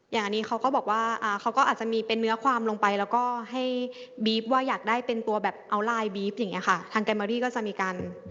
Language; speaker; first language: Thai; native; Thai